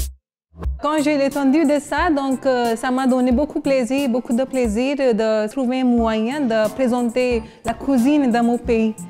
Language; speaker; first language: French; non-native, learner; Hindi